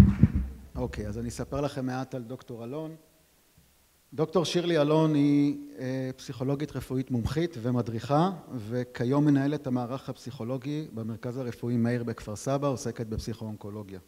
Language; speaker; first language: Hebrew; native; Hebrew